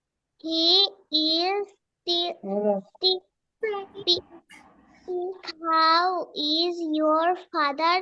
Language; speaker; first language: English; non-native, learner; Bangla